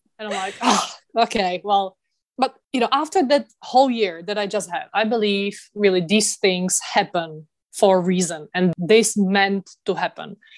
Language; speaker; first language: English; non-native, fluent; Czech